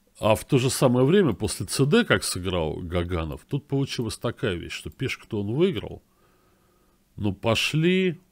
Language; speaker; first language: Russian; native; Russian